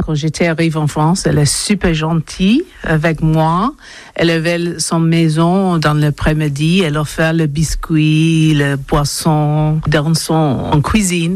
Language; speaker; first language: French; non-native, learner; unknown